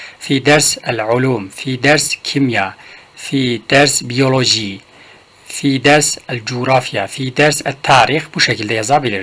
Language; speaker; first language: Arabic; non-native, fluent; Turkish